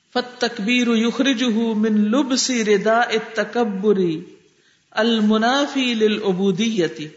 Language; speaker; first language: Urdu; native; Urdu